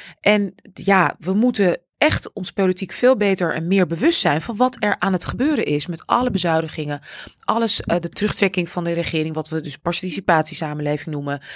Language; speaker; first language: Dutch; native; Dutch